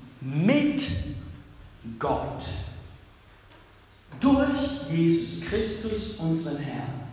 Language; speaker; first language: German; non-native, fluent; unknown